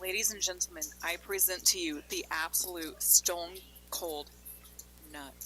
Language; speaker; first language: English; native; English